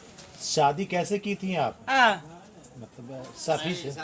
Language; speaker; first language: Hindi; native; Hindi